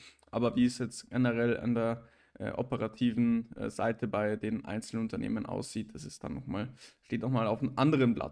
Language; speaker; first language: German; native; German